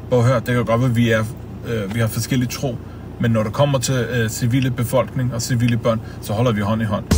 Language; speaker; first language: Danish; early bilingual, other home language; Kurdish